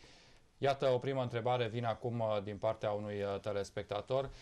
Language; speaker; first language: Romanian; native; Romanian